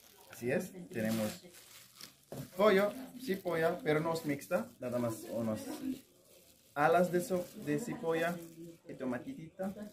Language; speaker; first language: Spanish; non-native, learner; Arabic